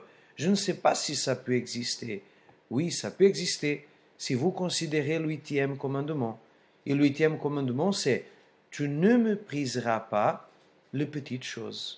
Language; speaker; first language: French; non-native, fluent; Portuguese